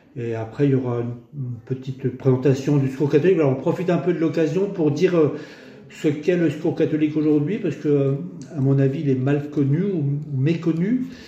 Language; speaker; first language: French; native; French